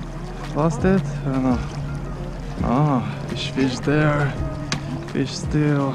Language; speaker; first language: English; non-native, learner; Ukrainian